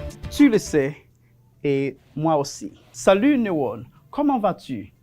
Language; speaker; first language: French; non-native, fluent; Spanish